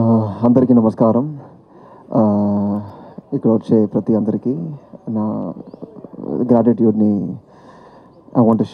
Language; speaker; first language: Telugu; non-native, learner; Tamil